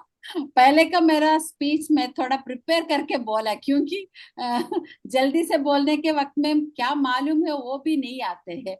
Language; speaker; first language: Hindi; non-native, local second language; Malayalam